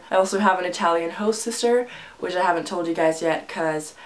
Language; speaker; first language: English; non-native, fluent; Finnish